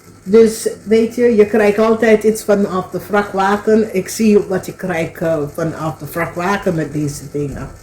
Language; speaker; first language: Dutch; non-native, learner; English